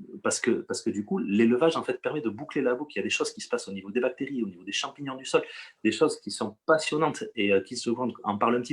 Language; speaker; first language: French; native; French